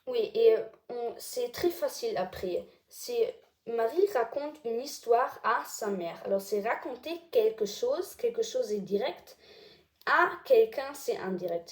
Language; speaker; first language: French; non-native, learner; German